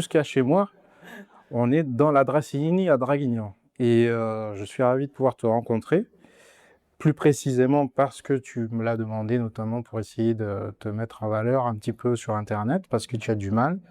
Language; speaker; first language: French; native; French